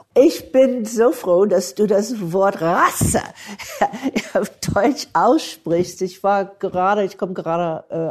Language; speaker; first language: German; non-native, fluent; English